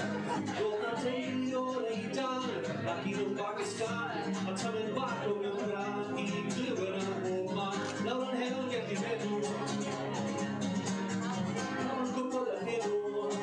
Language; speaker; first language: Welsh; native; Welsh